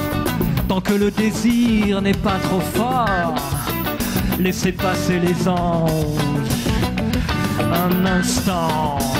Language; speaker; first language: French; native; French